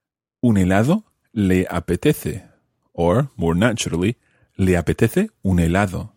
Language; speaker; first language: Spanish; non-native, fluent; English